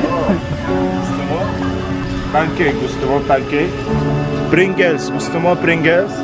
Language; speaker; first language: Filipino; non-native, learner; Arabic